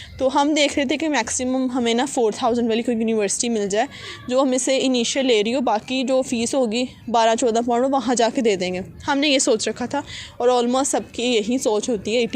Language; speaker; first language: Urdu; non-native, local second language; Punjabi